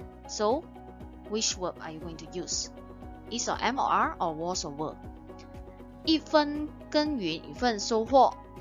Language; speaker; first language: English; non-native, local second language; Chinese